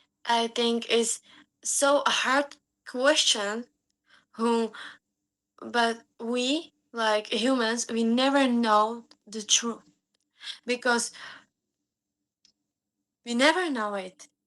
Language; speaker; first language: English; non-native, learner; Slovak